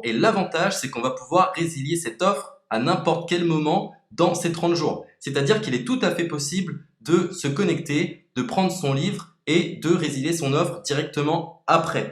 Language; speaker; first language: French; native; French